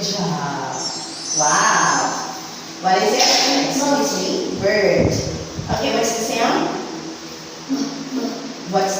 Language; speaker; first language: English; non-native, fluent; Vietnamese